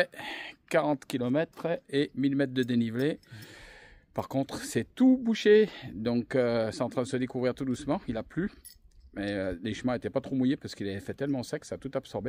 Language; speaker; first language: French; native; French